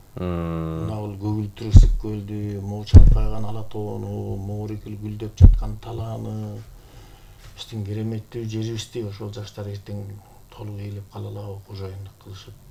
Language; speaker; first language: Kyrgyz; native; Kyrgyz